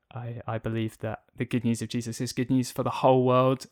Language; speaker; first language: English; native; English